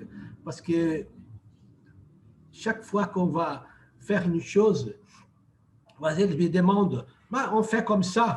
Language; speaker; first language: French; non-native, fluent; Portuguese